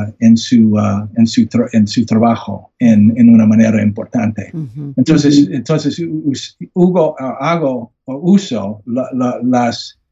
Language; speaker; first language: Spanish; non-native, learner; English